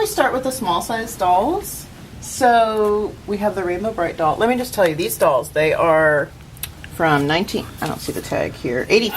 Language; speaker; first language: English; native; English